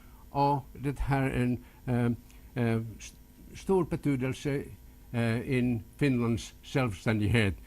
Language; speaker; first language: Swedish; non-native, local second language; Finnish